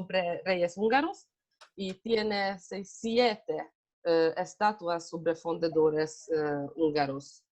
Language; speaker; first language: Spanish; non-native, learner; Hungarian